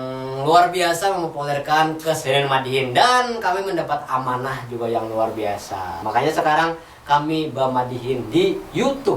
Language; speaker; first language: Indonesian; non-native, local second language; Banjar